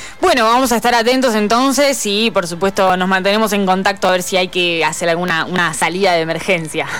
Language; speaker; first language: Spanish; native; Spanish